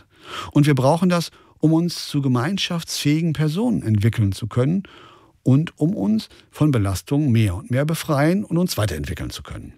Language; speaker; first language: German; native; German